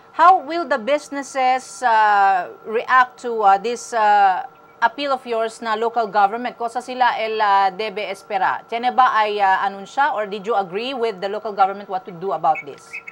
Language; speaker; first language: English; non-native, local second language; Chavacano